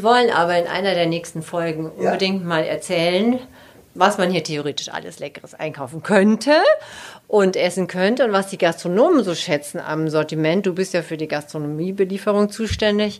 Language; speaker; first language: German; native; German